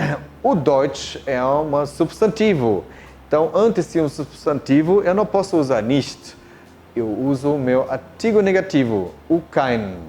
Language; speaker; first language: Portuguese; non-native, fluent; German